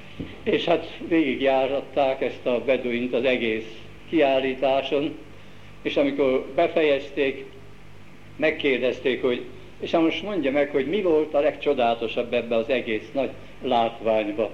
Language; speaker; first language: Hungarian; native; Hungarian